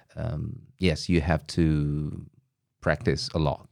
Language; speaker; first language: English; non-native, fluent; Italian